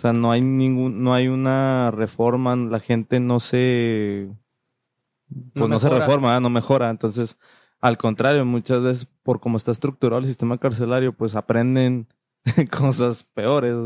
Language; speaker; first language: Spanish; native; Spanish